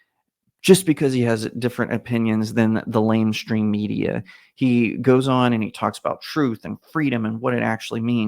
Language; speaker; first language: English; native; English